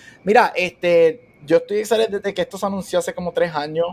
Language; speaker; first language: Spanish; native; Spanish